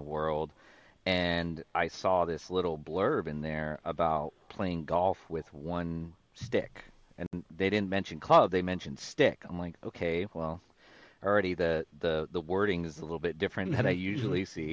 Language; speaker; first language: English; native; English